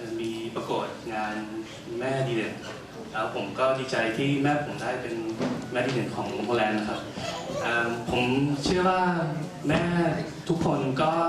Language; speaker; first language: Thai; early bilingual, heritage; Dutch